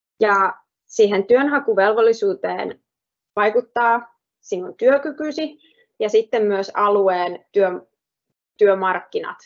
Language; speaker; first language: Finnish; native; Finnish